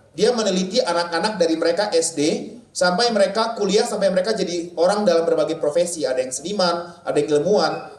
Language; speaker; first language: Indonesian; native; Indonesian